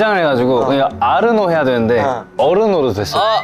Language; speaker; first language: Korean; native; Korean